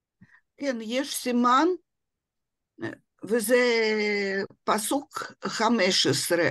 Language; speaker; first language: Hebrew; non-native, fluent; Russian